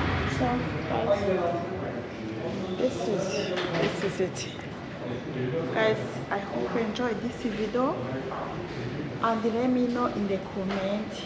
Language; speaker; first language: English; non-native, fluent; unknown